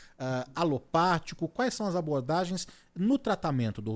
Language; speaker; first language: Portuguese; native; Portuguese